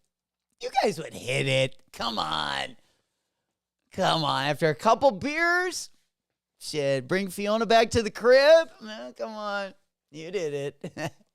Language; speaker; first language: English; native; English